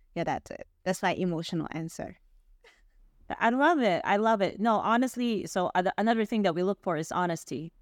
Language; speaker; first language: English; non-native, local second language; Filipino